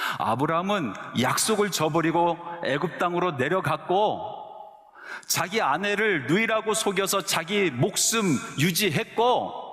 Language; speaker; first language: Korean; native; Korean